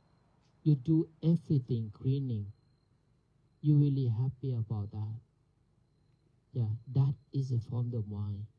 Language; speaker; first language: English; non-native, learner; Thai